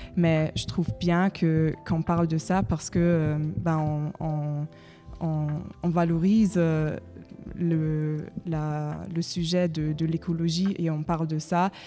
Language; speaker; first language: French; non-native, fluent; German